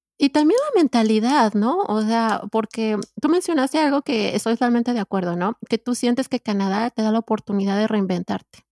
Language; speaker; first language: Spanish; native; Spanish